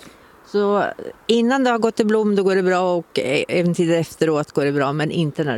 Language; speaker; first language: Swedish; native; Swedish